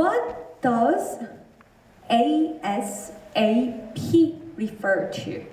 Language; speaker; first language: English; non-native, learner; Korean